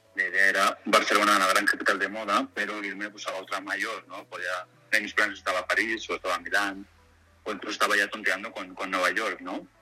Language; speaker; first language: Spanish; native; Spanish